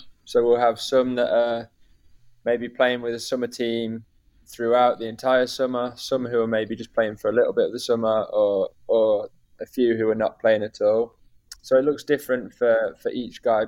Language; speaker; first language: English; native; English